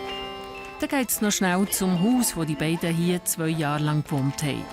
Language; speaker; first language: German; native; German